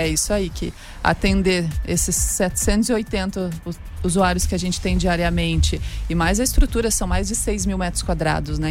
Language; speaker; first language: Portuguese; native; Portuguese